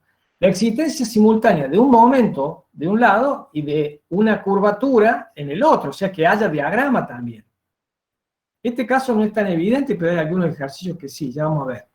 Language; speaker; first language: Spanish; native; Spanish